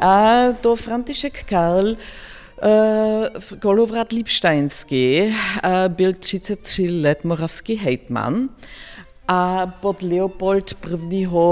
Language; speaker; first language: Czech; non-native, learner; German